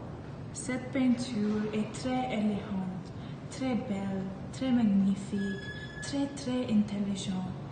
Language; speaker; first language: French; non-native, learner; English